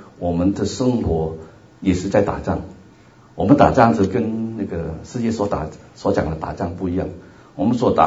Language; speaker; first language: Chinese; non-native, local second language; Cantonese